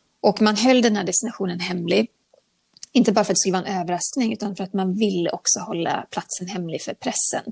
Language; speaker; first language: Swedish; native; Swedish